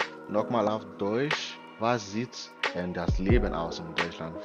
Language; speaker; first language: German; non-native, learner; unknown